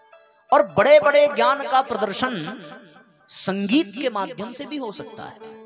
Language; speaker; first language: Hindi; native; Hindi